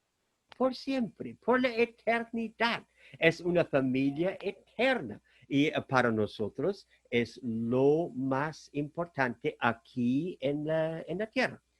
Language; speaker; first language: Spanish; non-native, fluent; German